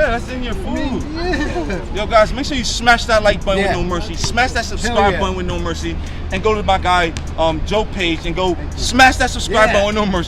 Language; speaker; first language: English; native; English